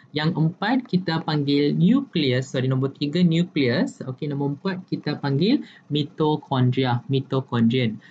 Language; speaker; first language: Malay; non-native, local second language; Tamil